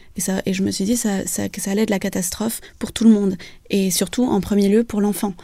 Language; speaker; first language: French; early bilingual, other home language; Vietnamese